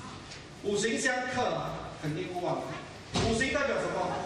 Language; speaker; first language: Chinese; native; Chinese